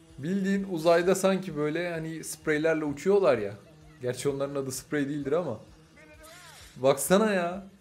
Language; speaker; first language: Turkish; native; Turkish